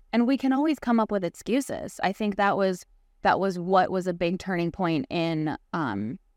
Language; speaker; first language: English; native; English